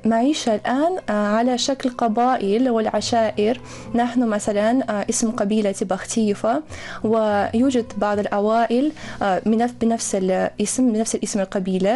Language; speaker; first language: Arabic; non-native, fluent; Russian